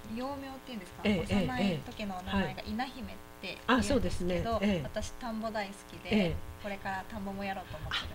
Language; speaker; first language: Japanese; native; Japanese